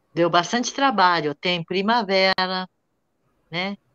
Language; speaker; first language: Portuguese; non-native, fluent; Japanese